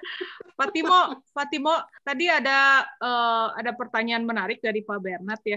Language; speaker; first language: Indonesian; native; Indonesian